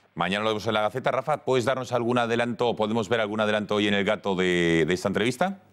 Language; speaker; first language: Spanish; native; Spanish